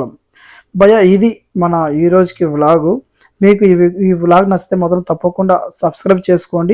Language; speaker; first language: Telugu; native; Telugu